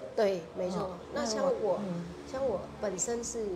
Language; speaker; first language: Chinese; non-native, fluent; Vietnamese